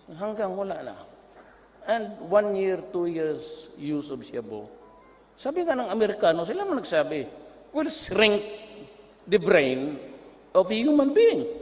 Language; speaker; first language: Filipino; non-native, local second language; Cebuano